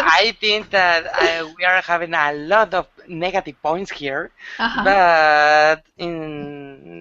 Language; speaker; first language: English; non-native, learner; Spanish